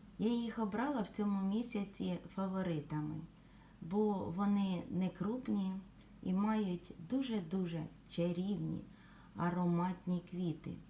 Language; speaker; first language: Ukrainian; native; Ukrainian